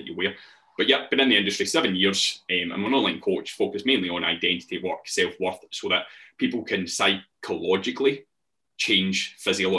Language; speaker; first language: English; native; English